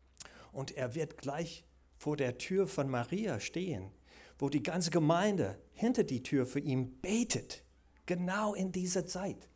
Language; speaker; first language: German; non-native, fluent; English